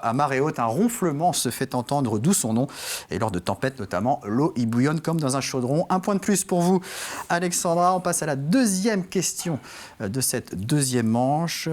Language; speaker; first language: French; native; French